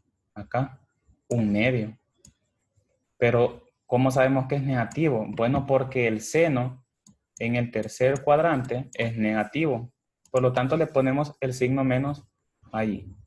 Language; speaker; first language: Spanish; native; Spanish